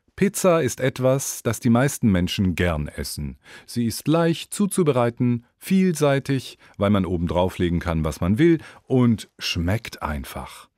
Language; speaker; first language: German; native; German